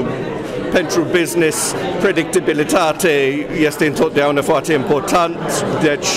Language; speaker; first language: Romanian; non-native, fluent; English